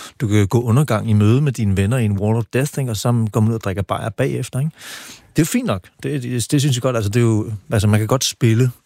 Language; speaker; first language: Danish; native; Danish